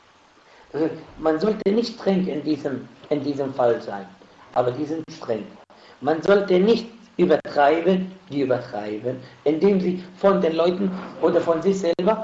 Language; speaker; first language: German; non-native, fluent; Arabic